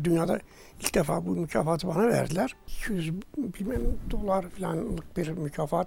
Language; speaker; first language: Turkish; native; Turkish